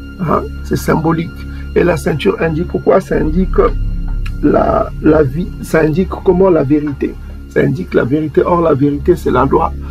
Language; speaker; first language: French; non-native, local second language; Kongo